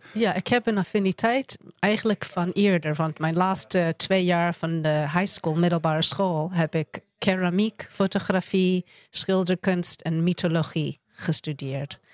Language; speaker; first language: Dutch; non-native, fluent; English